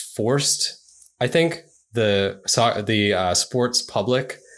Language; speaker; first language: English; native; English